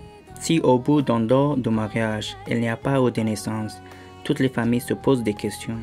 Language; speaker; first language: French; non-native, learner; Persian